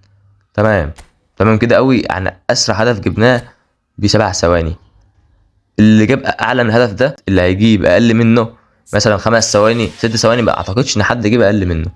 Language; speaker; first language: Arabic; native; Arabic